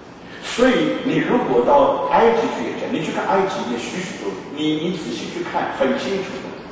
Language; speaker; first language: Chinese; native; Chinese